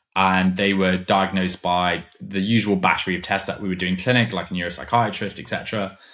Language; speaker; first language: English; non-native, fluent; German